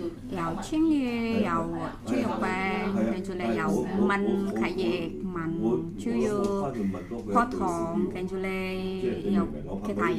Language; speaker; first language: Cantonese; non-native, learner; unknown